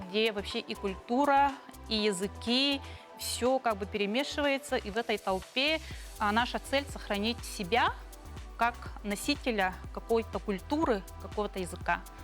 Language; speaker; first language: Russian; non-native, local second language; Yakut